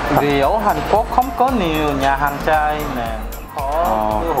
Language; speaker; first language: Vietnamese; non-native, learner; Korean